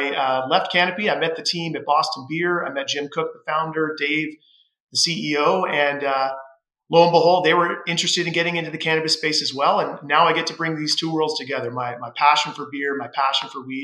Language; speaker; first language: English; native; English